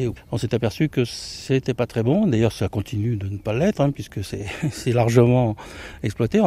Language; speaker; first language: French; native; French